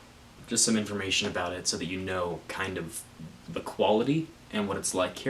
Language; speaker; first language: English; native; English